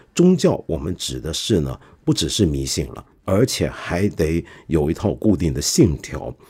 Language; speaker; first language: Chinese; non-native, local second language; Cantonese